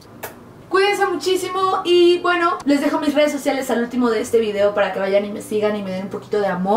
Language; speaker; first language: Spanish; native; Spanish